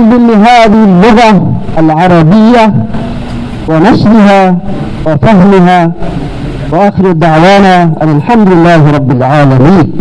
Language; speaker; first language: Arabic; non-native, fluent; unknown